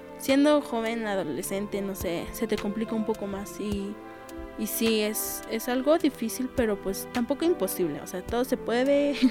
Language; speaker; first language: Spanish; non-native, local second language; Tzotzil